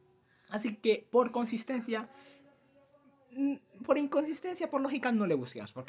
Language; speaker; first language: Spanish; native; Spanish